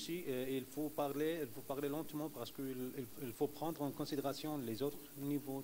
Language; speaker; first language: French; non-native, fluent; Arabic